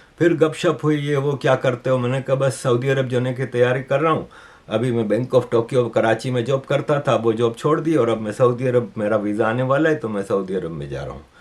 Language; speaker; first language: Urdu; native; Urdu